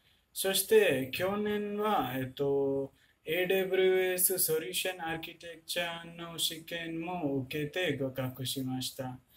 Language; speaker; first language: Japanese; non-native, learner; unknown